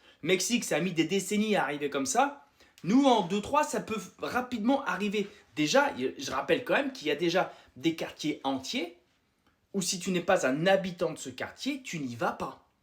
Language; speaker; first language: French; native; French